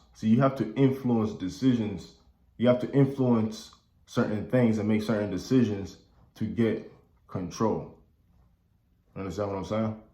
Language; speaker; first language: English; native; English